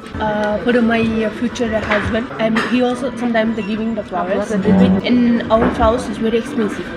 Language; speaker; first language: English; non-native, learner; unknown